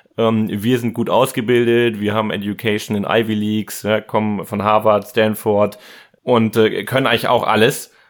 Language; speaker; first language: German; native; German